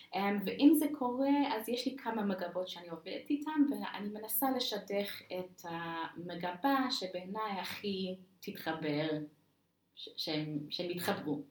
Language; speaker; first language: Hebrew; non-native, fluent; English